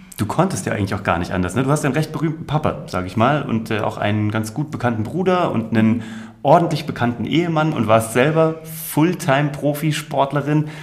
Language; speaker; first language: German; native; German